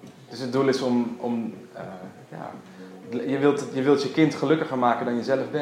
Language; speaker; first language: Dutch; native; Dutch